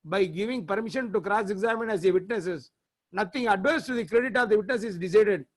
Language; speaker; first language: English; non-native, local second language; Tamil